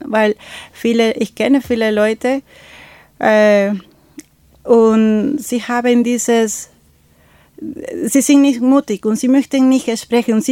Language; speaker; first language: German; non-native, fluent; Spanish